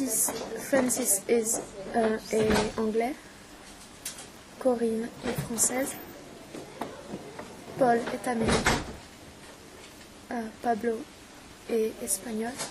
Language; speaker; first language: French; non-native, learner; English